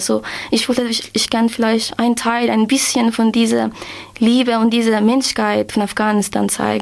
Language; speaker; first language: German; non-native, learner; Persian